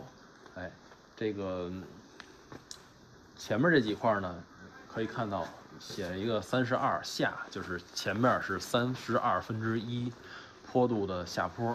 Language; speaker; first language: Chinese; native; Chinese